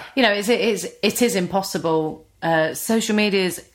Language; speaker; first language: English; native; English